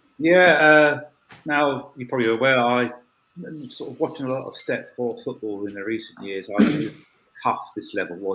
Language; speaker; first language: English; native; English